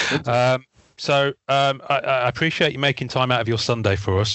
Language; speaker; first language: English; native; English